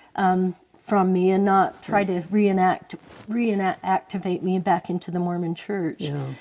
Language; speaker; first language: English; native; English